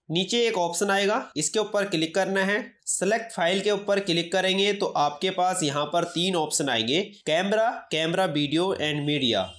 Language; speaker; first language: Hindi; native; Hindi